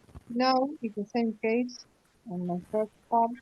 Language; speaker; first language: English; non-native, learner; Spanish